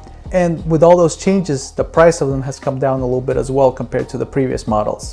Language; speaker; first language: English; native; English